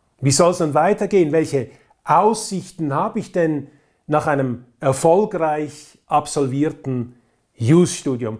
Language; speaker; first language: German; native; German